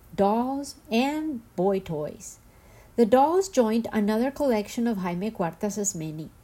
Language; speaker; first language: English; non-native, fluent; Spanish